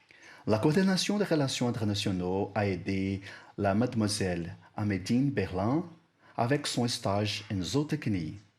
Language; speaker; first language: French; non-native, learner; Portuguese